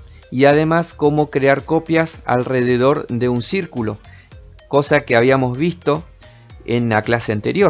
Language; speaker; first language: Spanish; native; Spanish